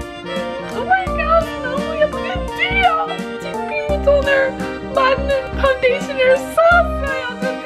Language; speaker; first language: Korean; non-native, learner; English